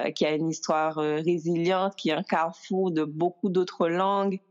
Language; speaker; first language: French; native; French